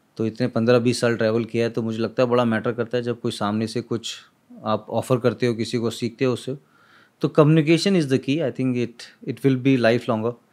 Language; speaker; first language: Hindi; native; Hindi